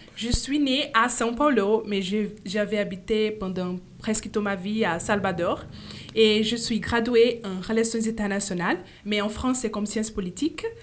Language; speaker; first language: French; non-native, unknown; Portuguese